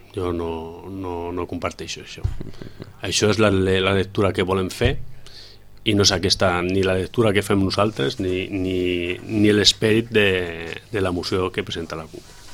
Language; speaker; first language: Catalan; non-native, local second language; Spanish